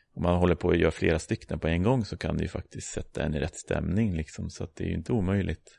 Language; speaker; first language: Swedish; native; Swedish